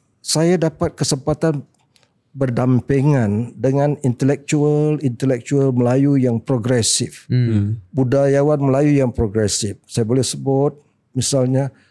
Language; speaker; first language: Malay; native; Malay